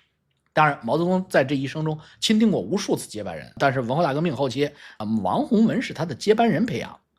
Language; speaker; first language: Chinese; native; Chinese